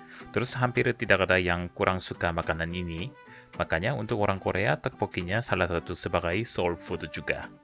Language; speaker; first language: Indonesian; non-native, fluent; Korean